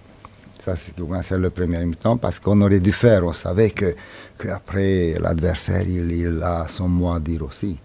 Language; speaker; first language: French; non-native, fluent; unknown